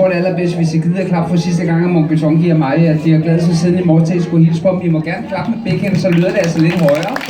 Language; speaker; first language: Danish; native; Danish